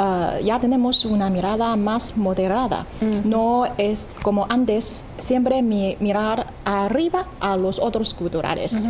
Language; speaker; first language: Spanish; non-native, fluent; Chinese